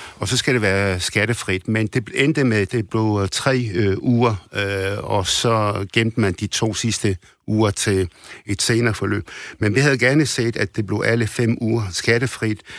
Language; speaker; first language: Danish; early bilingual, other home language; Arabic